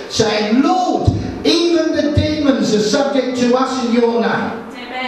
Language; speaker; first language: English; native; English